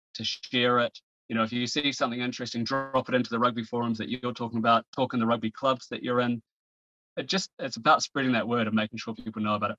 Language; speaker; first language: English; native; English